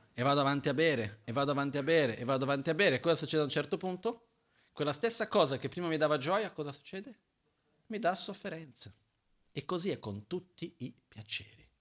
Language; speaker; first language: Italian; non-native, fluent; Portuguese